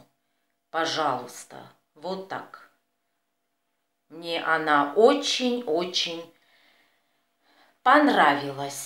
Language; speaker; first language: Russian; non-native, fluent; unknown